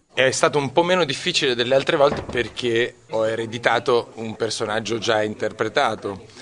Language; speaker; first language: Italian; native; Italian